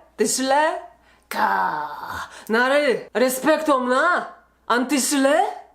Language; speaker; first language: Korean; non-native, learner; Russian